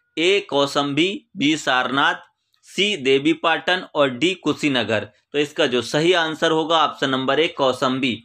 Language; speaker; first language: Hindi; native; Hindi